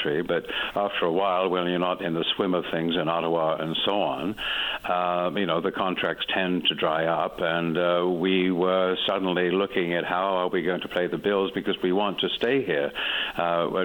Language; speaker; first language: English; native; English